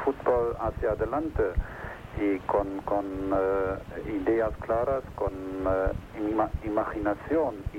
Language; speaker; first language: Spanish; non-native, fluent; German